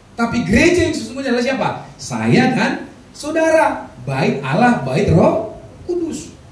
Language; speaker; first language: Indonesian; non-native, local second language; Batak Toba